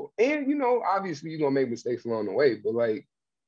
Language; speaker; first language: English; native; English